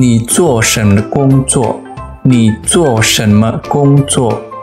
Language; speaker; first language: Chinese; non-native, fluent; Indonesian